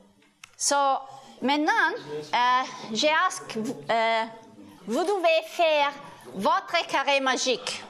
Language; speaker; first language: French; non-native, learner; Italian